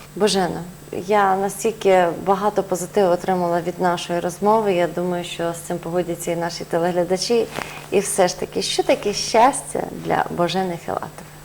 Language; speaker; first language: Ukrainian; native; Ukrainian